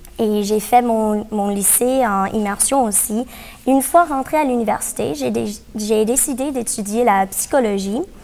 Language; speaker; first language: French; non-native, local second language; English